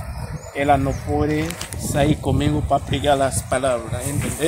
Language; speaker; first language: Portuguese; non-native, learner; Haitian Creole